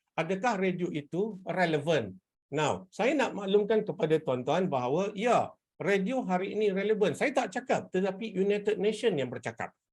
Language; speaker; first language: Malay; native; Malay